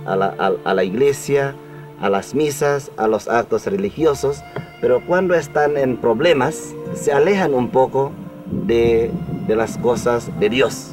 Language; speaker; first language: Spanish; non-native, fluent; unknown